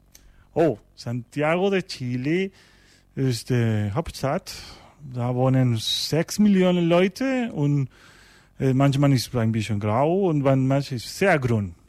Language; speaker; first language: German; non-native, learner; Spanish